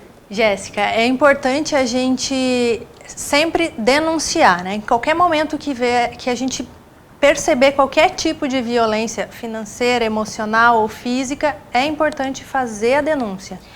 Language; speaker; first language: Portuguese; native; Portuguese